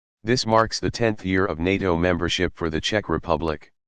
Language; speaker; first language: English; native; English